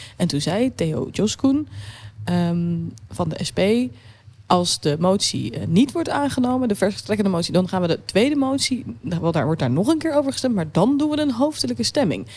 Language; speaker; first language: Dutch; native; Dutch